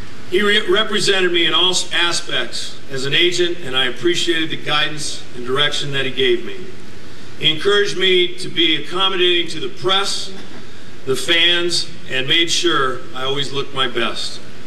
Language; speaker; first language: English; native; English